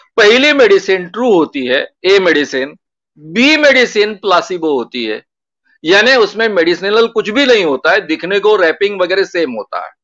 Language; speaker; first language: Hindi; non-native, local second language; Marathi